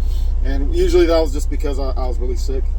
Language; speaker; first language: English; native; English